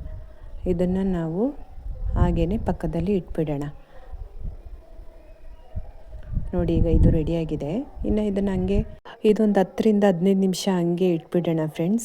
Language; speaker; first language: Kannada; native; Kannada